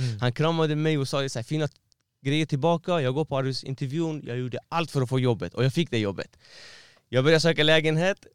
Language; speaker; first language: Swedish; non-native, fluent; Persian